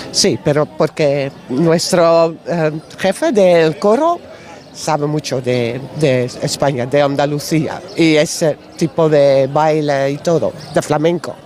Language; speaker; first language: Spanish; non-native, learner; Dutch